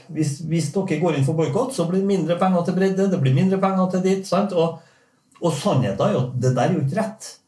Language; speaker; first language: Norwegian; native; Norwegian